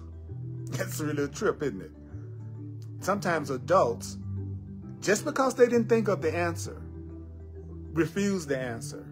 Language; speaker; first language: English; native; English